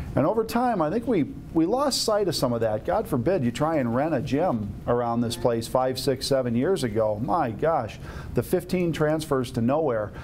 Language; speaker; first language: English; native; English